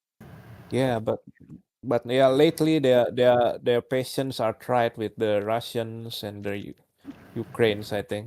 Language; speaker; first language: English; non-native, learner; Indonesian